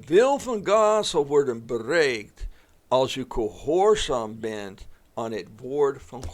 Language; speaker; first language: Dutch; non-native, fluent; English